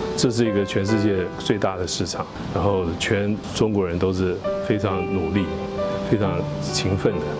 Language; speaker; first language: Chinese; native; Chinese